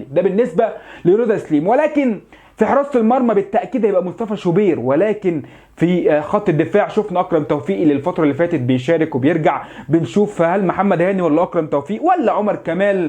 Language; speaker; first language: Arabic; native; Arabic